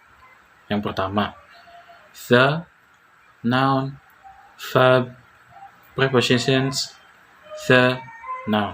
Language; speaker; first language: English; non-native, learner; Indonesian